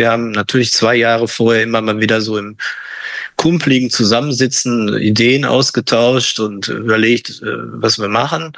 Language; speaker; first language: German; native; German